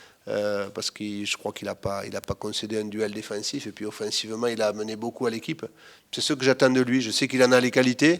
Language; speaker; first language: French; native; French